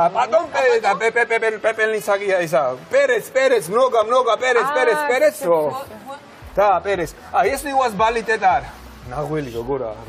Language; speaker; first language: Russian; non-native, learner; Georgian